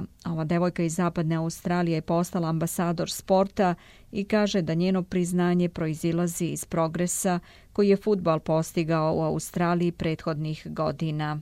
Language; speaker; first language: Serbian; native; Serbian